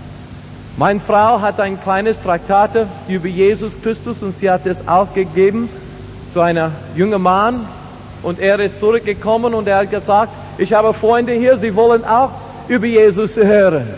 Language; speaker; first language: German; non-native, learner; English